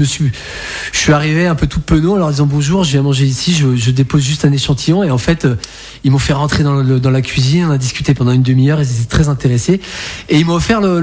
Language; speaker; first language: French; native; French